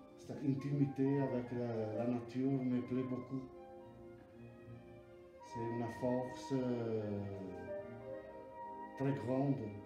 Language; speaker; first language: French; non-native, learner; Italian